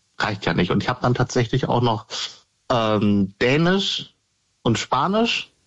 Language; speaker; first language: German; native; German